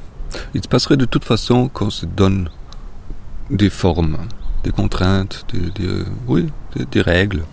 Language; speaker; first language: French; non-native, fluent; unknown